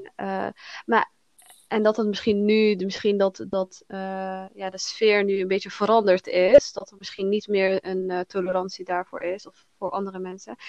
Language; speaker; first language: Dutch; early bilingual, other home language; Somali